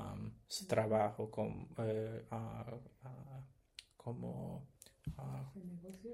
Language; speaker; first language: Spanish; non-native, learner; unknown